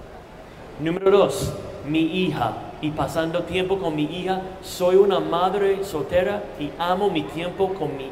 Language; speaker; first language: Spanish; non-native, fluent; English